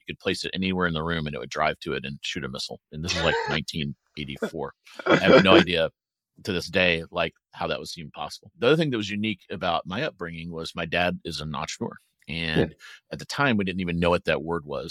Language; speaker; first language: English; native; English